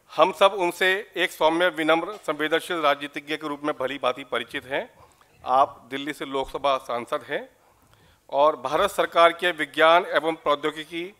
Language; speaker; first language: Hindi; native; Hindi